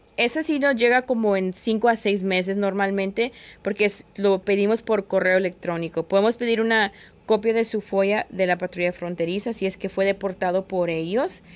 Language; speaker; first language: Spanish; early bilingual, heritage; Spanish